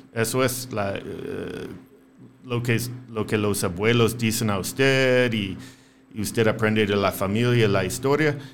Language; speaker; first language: Spanish; non-native, fluent; English